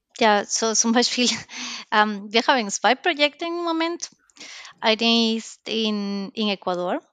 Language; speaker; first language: German; non-native, learner; Spanish